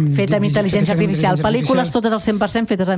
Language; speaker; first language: Catalan; native; Catalan